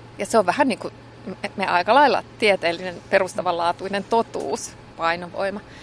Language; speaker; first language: Finnish; native; Finnish